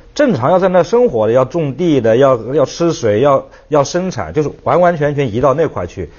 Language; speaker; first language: Chinese; native; Chinese